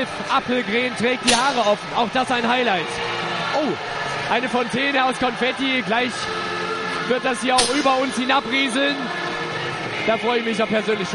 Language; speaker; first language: German; native; German